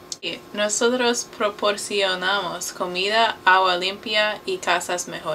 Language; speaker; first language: Spanish; non-native, learner; English